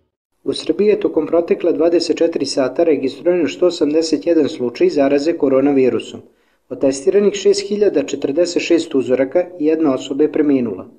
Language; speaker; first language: Serbian; native; Serbian